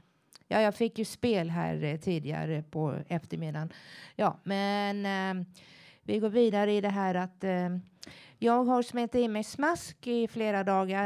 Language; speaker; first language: Swedish; native; Swedish